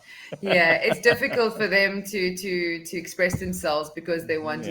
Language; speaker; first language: English; non-native, fluent; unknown